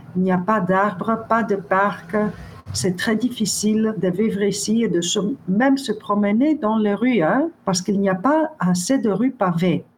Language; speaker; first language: French; non-native, fluent; Greek